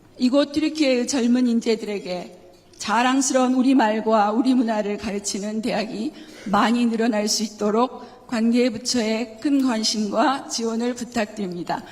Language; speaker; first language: Korean; native; Korean